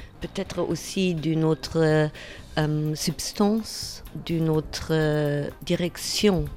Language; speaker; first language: French; non-native, fluent; German